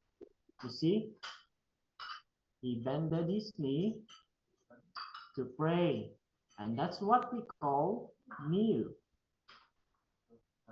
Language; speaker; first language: English; non-native, fluent; Filipino